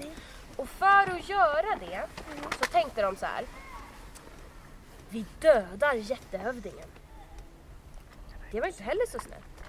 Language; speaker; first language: Swedish; native; Swedish